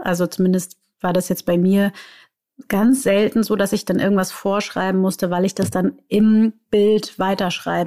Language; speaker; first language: German; native; German